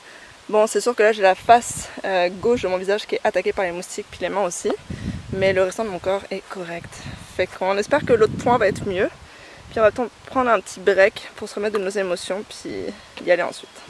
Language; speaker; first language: French; native; French